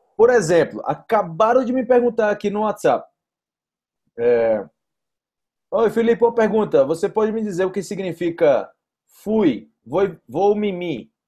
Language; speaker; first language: Portuguese; native; Portuguese